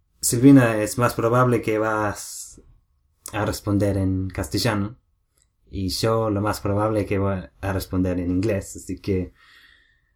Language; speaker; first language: Spanish; non-native, learner; English